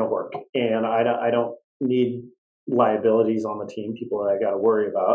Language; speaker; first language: English; native; English